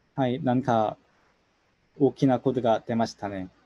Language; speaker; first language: Japanese; non-native, learner; Korean